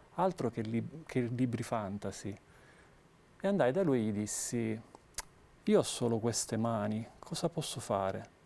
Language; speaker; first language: Italian; native; Italian